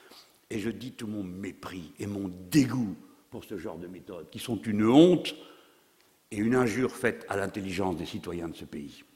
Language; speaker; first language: French; native; French